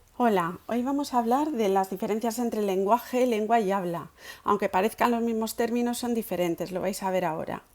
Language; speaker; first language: Spanish; native; Spanish